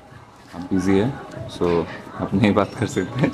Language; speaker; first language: Hindi; non-native, learner; Bangla